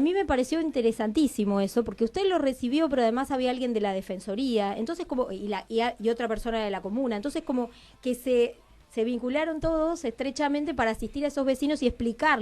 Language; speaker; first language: Spanish; native; Spanish